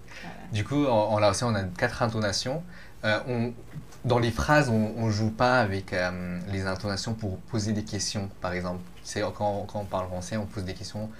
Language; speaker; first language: French; non-native, fluent; Lao